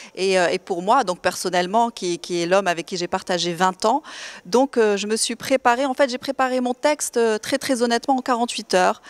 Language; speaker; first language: French; non-native, local second language; Arabic